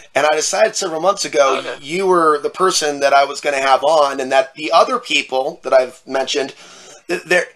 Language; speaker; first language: English; native; English